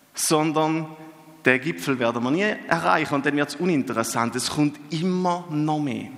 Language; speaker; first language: German; native; German